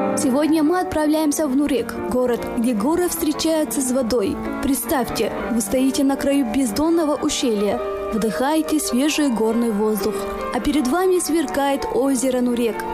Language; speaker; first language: Russian; non-native, local second language; Tajik